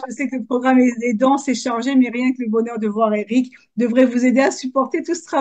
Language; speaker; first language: French; native; French